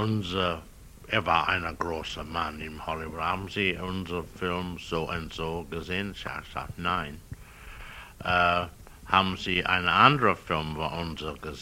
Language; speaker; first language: German; non-native, learner; English